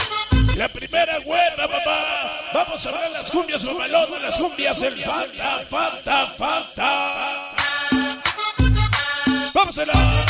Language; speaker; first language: Spanish; native; Spanish